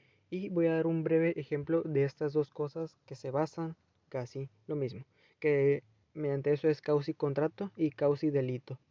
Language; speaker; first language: Spanish; native; Spanish